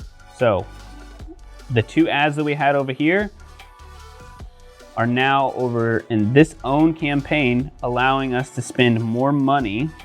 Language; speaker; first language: English; native; English